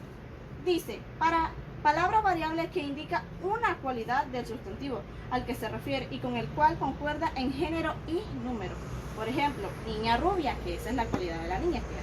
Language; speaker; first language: Spanish; native; Spanish